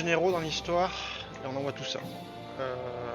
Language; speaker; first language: French; native; French